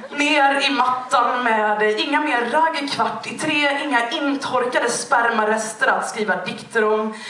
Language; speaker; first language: Swedish; native; Swedish